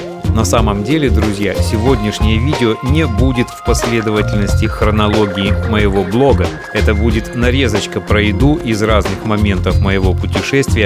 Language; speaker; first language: Russian; native; Russian